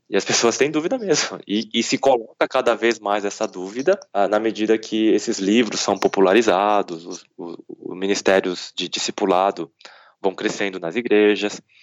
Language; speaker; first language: Portuguese; early bilingual, other home language; Korean